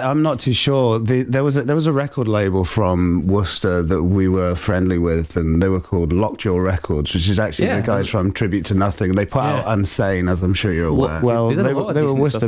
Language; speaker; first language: English; native; English